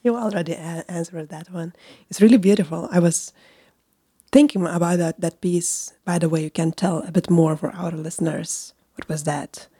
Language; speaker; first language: English; non-native, fluent; Lithuanian